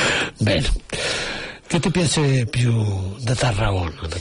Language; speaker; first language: Italian; non-native, learner; Catalan